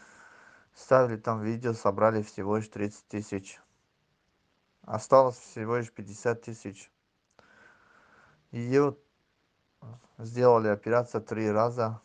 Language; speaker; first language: Russian; non-native, learner; Tajik